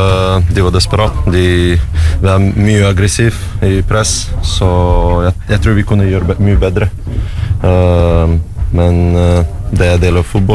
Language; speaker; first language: Norwegian; non-native, fluent; Russian